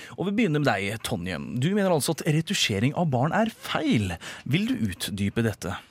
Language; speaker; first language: Norwegian; native; Norwegian